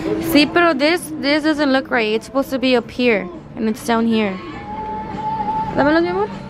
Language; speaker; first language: English; early bilingual, other home language; Spanish